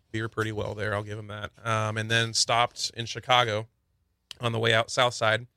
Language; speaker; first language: English; native; English